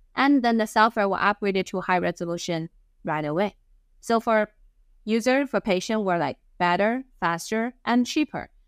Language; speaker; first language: English; non-native, fluent; Chinese